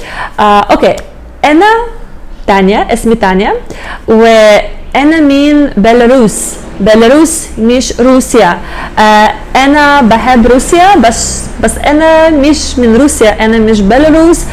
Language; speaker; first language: Arabic; non-native, learner; Russian